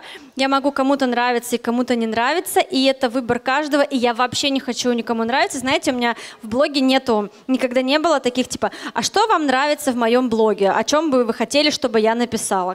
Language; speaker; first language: Russian; native; Russian